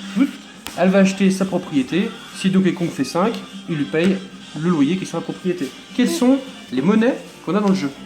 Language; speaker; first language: French; native; French